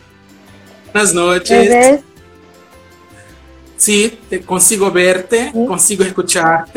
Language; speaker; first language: Spanish; non-native, fluent; Portuguese